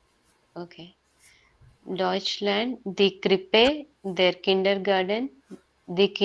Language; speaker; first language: German; non-native, learner; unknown